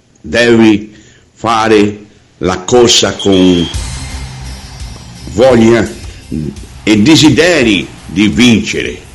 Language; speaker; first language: Italian; non-native, learner; Portuguese